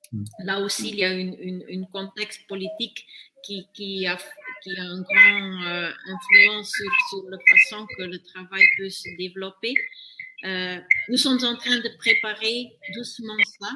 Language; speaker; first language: French; non-native, fluent; Dutch